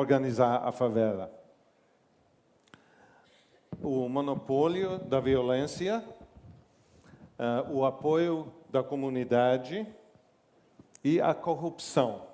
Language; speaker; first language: Portuguese; non-native, learner; English